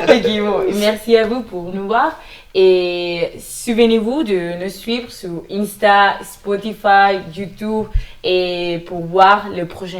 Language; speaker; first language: French; non-native, learner; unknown